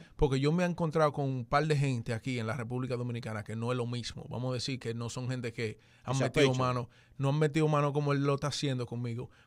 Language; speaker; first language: Spanish; early bilingual, heritage; Spanish